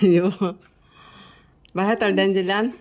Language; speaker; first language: Swedish; non-native, learner; Filipino